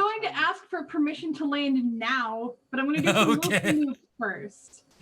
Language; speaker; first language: English; native; English